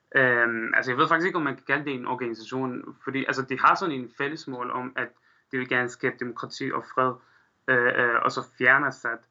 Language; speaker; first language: Danish; non-native, fluent; Arabic